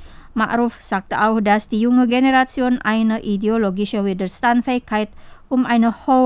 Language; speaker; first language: German; non-native, fluent; Indonesian